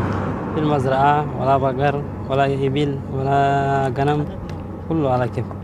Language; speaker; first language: Arabic; non-native, learner; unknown